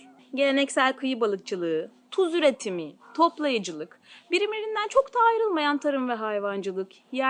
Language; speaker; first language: Turkish; native; Turkish